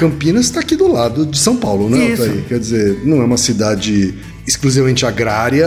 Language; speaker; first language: Portuguese; native; Portuguese